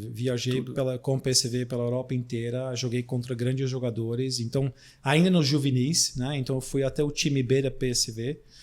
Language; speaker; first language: Portuguese; non-native, fluent; Dutch